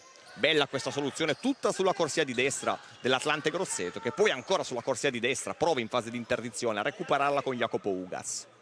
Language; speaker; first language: Italian; native; Italian